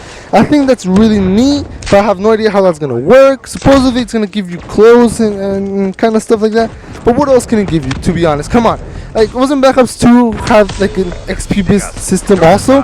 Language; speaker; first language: English; native; English